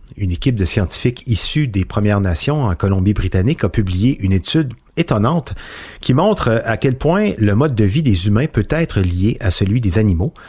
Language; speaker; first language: French; native; French